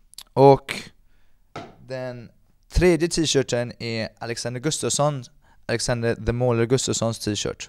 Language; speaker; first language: Swedish; native; Swedish